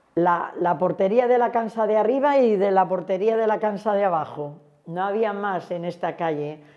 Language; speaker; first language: Spanish; native; Spanish